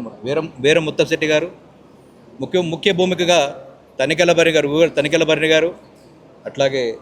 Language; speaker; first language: Telugu; native; Telugu